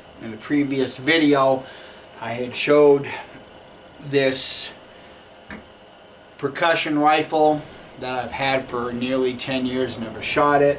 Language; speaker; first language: English; native; English